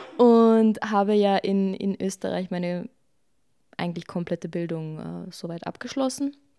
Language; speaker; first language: German; early bilingual, other home language; Bosnian